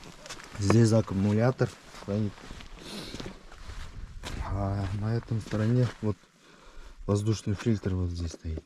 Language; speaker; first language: Russian; non-native, local second language; Kyrgyz